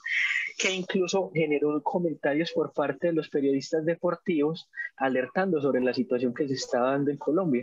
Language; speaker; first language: Spanish; native; Spanish